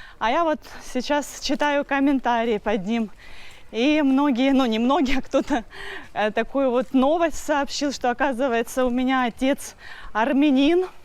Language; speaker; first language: Russian; native; Russian